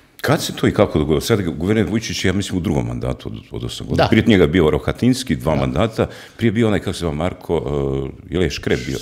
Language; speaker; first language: Croatian; native; Croatian